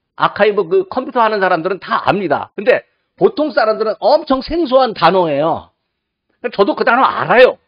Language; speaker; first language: Korean; native; Korean